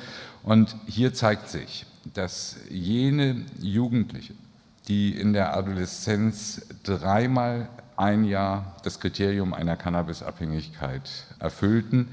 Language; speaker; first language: German; native; German